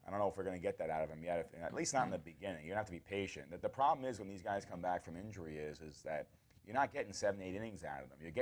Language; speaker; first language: English; native; English